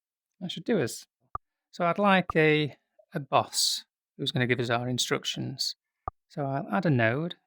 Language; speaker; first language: English; native; English